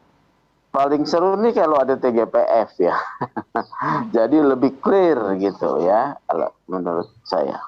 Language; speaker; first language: Indonesian; native; Indonesian